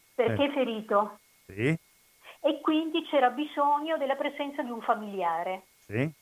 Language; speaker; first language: Italian; native; Italian